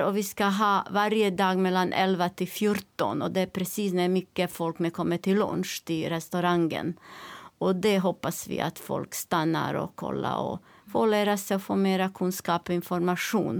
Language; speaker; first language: Swedish; non-native, learner; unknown